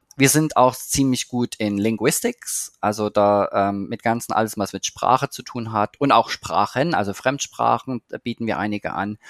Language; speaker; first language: German; native; German